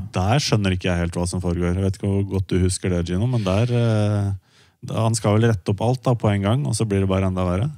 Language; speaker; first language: Norwegian; native; Norwegian